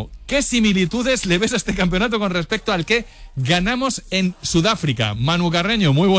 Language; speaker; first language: Spanish; native; Spanish